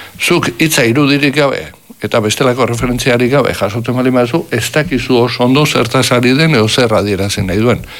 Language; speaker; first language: Basque; native; Basque